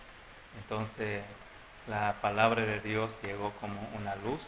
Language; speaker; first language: Spanish; non-native, local second language; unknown